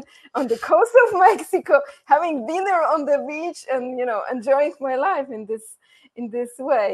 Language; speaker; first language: English; non-native, fluent; Polish